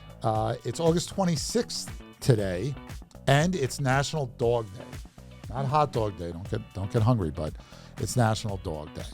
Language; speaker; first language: English; native; English